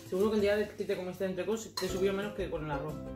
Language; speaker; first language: Spanish; native; Spanish